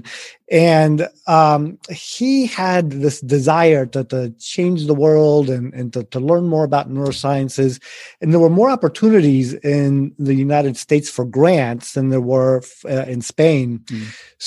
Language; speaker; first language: English; early bilingual, other home language; Spanish